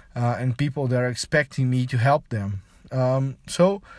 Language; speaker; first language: English; non-native, fluent; Portuguese